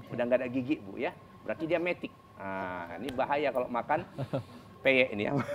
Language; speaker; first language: Indonesian; native; Indonesian